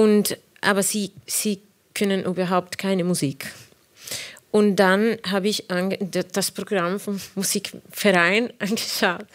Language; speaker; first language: German; non-native, fluent; Spanish